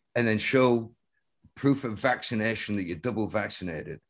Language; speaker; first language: English; native; English